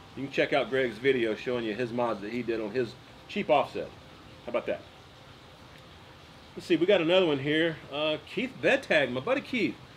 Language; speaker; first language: English; native; English